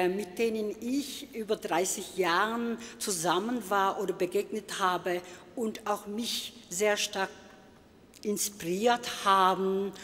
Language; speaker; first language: German; non-native, fluent; Turkish